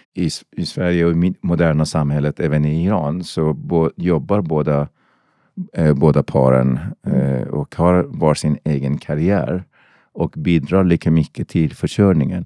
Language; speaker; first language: Swedish; non-native, fluent; Persian